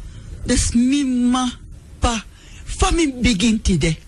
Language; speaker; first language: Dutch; non-native, local second language; Sranan Tongo